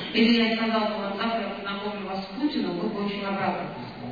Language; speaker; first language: Russian; native; Russian